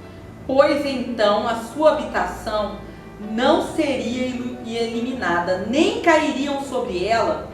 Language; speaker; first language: Portuguese; native; Portuguese